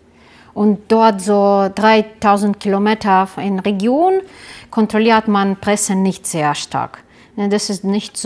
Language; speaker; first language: German; non-native, learner; Russian